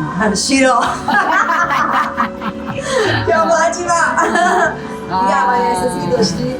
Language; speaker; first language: Korean; non-native, fluent; Persian